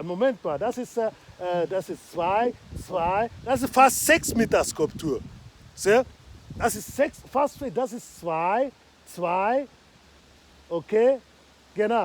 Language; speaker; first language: German; non-native, fluent; Igbo